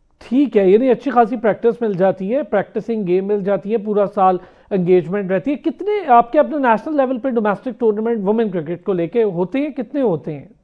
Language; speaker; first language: Urdu; native; Urdu